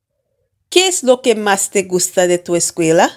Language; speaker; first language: Spanish; non-native, fluent; English